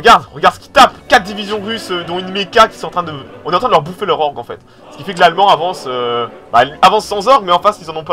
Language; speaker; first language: French; native; French